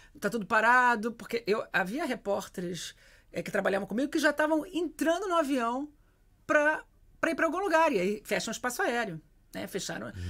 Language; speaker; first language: Portuguese; native; Portuguese